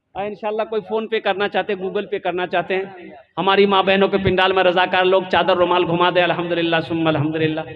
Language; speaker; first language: Hindi; non-native, local second language; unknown